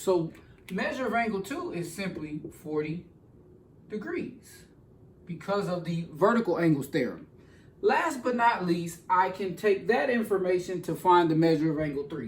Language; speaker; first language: English; native; English